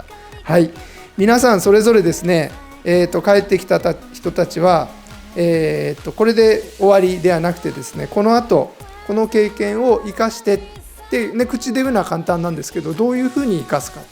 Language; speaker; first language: Japanese; native; Japanese